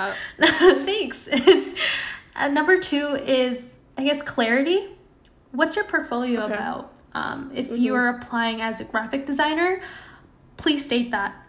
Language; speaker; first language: English; non-native, fluent; Indonesian